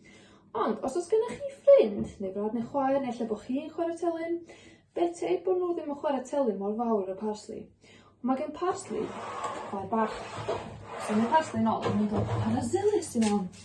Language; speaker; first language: Welsh; native; Welsh